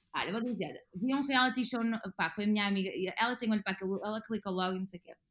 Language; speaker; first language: Portuguese; native; Portuguese